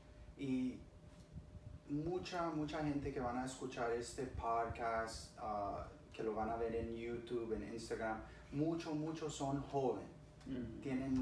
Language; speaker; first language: Spanish; early bilingual, other home language; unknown